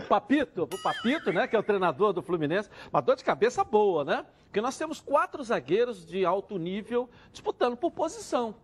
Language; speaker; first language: Portuguese; native; Portuguese